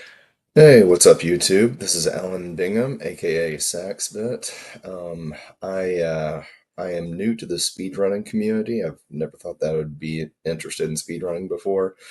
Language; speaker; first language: English; native; English